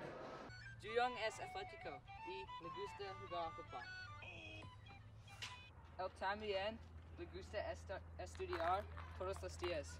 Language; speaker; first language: Spanish; non-native, learner; English